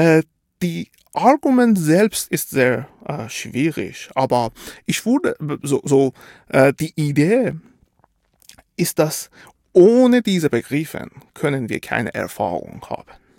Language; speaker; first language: German; non-native, fluent; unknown